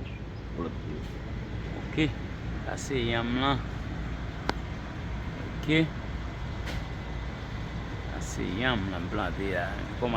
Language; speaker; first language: French; non-native, learner; Haitian Creole